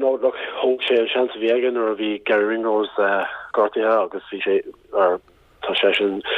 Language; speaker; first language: Irish; non-native, local second language; English